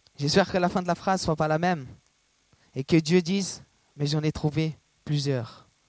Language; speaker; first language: French; non-native, fluent; Portuguese